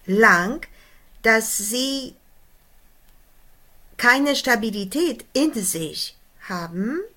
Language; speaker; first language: German; non-native, fluent; Polish